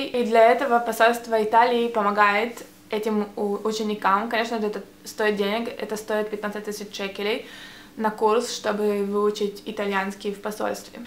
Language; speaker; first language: Russian; early bilingual, heritage; Russian